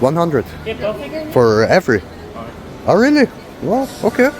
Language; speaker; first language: English; non-native, learner; German